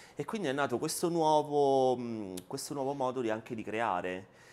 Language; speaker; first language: Italian; native; Italian